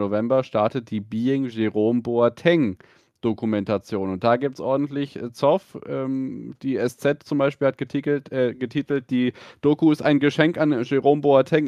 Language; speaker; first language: German; native; German